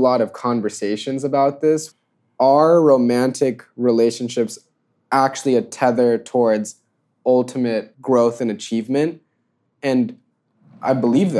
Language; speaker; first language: English; native; English